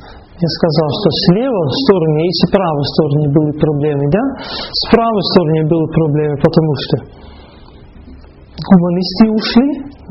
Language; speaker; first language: Russian; non-native, fluent; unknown